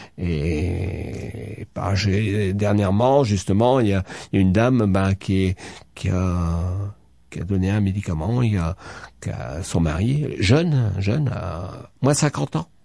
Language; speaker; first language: French; native; French